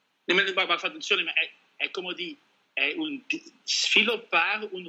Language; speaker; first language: Italian; non-native, learner; Dutch